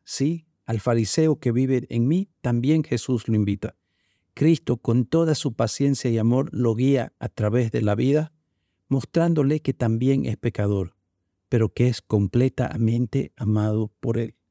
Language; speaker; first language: Spanish; native; Spanish